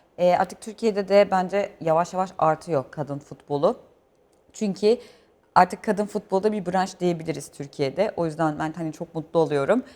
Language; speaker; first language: Turkish; native; Turkish